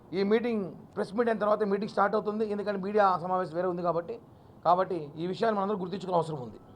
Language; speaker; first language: Telugu; native; Telugu